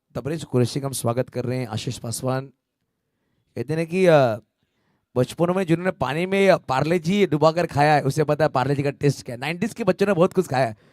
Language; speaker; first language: Hindi; non-native, local second language; Marathi